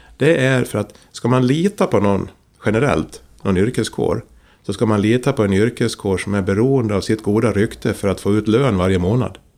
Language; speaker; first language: Swedish; native; Swedish